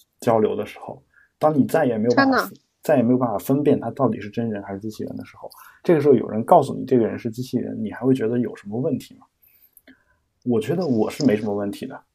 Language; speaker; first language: Chinese; native; Chinese